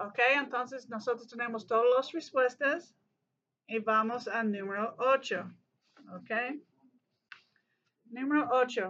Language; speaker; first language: Spanish; non-native, learner; English